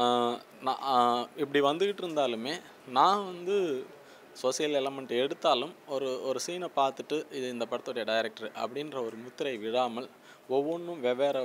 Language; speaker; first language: Tamil; native; Tamil